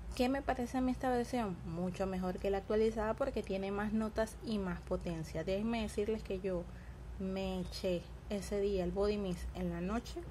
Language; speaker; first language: Spanish; native; Spanish